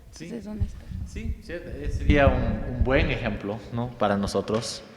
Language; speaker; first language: Spanish; non-native, fluent; English